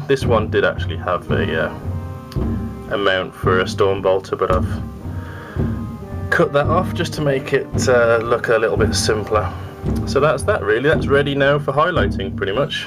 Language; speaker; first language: English; native; English